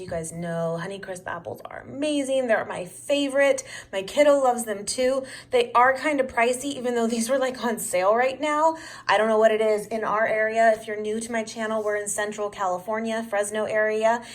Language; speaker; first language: English; native; English